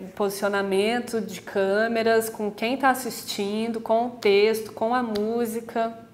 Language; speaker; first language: Portuguese; native; Portuguese